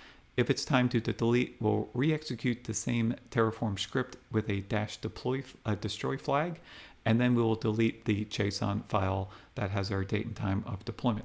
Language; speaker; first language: English; native; English